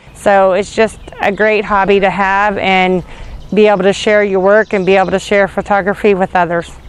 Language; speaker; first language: English; native; English